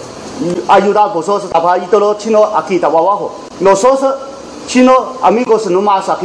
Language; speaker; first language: Spanish; non-native, learner; Chinese